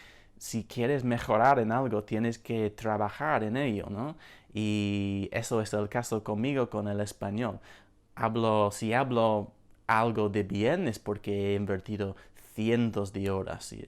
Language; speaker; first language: Spanish; non-native, fluent; English